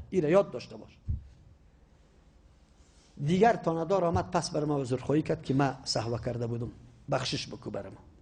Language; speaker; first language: Persian; native; Persian